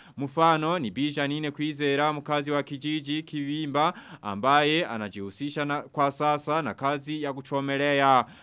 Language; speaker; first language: Swahili; non-native, local second language; Rundi